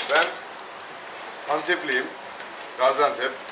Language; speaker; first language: Turkish; native; Turkish